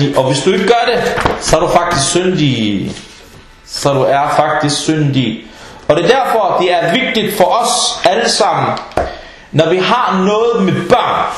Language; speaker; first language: Danish; non-native, fluent; Arabic